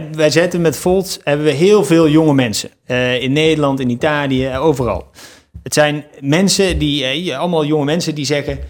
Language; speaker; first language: Dutch; native; Dutch